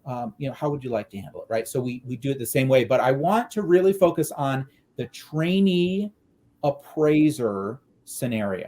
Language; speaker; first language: English; native; English